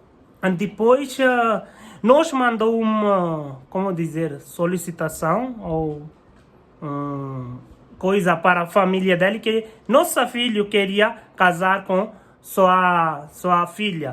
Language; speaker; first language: Portuguese; non-native, learner; Hindi